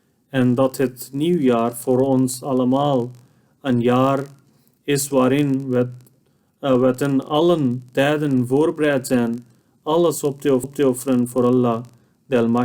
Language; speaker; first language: Dutch; non-native, fluent; Urdu